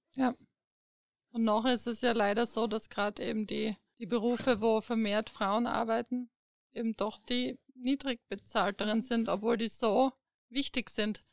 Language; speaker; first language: German; native; German